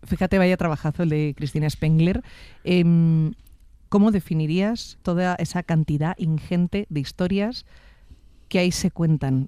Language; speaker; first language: Spanish; native; Spanish